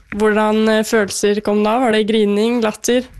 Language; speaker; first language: Norwegian; native; Norwegian